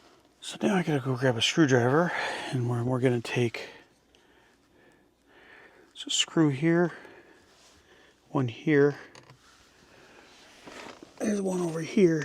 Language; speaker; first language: English; native; English